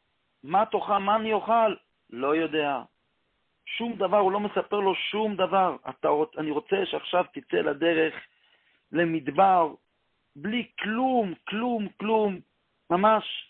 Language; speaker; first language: Hebrew; non-native, local second language; Yiddish